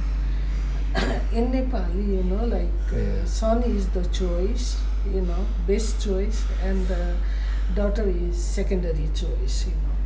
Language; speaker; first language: English; non-native, local second language; Nepali